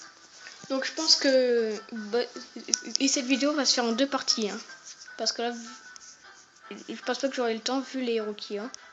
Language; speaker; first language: French; native; French